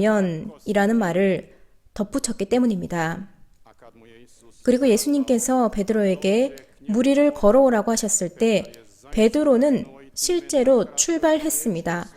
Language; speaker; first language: Korean; native; Korean